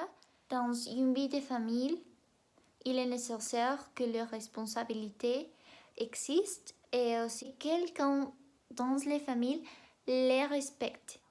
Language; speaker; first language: French; non-native, learner; Spanish